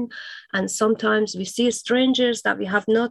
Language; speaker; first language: English; non-native, fluent; Persian